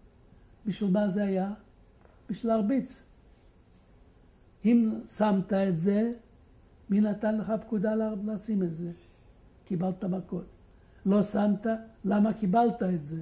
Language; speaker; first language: Hebrew; non-native, fluent; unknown